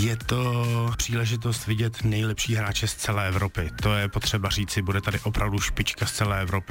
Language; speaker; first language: Czech; native; Czech